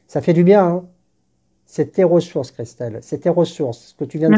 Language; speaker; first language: French; native; French